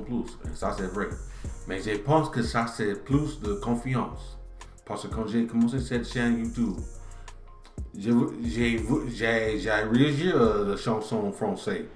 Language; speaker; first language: French; non-native, learner; English